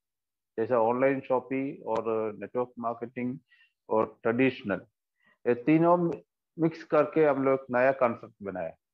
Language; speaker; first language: Hindi; non-native, local second language; Malayalam